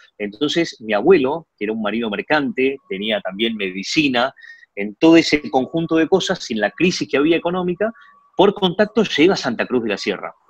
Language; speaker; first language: Spanish; early bilingual, other home language; Chinese